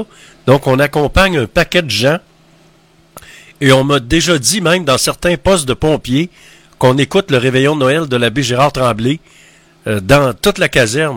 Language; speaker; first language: French; native; French